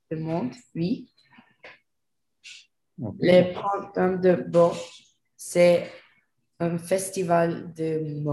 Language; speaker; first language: French; non-native, learner; Spanish